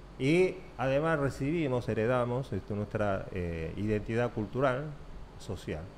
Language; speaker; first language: Spanish; early bilingual, other home language; Korean